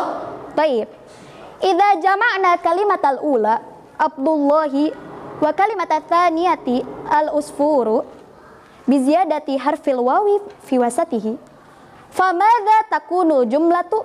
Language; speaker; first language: Arabic; non-native, fluent; Indonesian